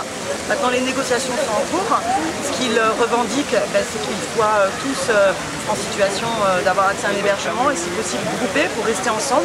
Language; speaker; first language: French; native; French